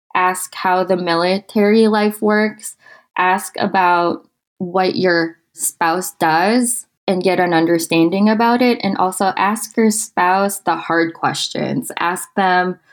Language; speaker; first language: English; non-native, local second language; Filipino